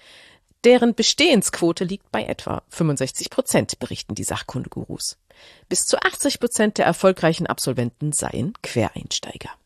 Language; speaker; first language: German; native; German